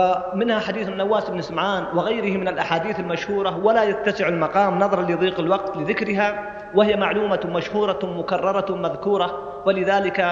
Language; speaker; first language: Arabic; native; Arabic